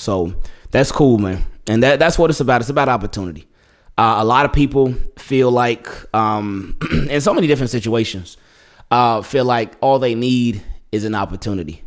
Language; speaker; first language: English; native; English